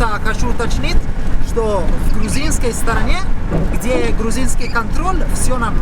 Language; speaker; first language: Russian; non-native, learner; English